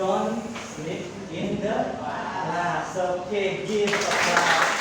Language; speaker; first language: English; non-native, learner; Indonesian